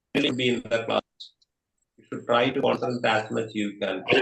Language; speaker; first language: English; non-native, local second language; Malayalam